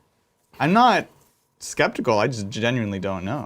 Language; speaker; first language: English; native; English